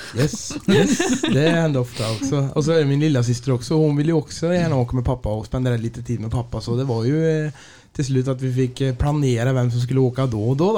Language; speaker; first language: Swedish; early bilingual, other home language; Dutch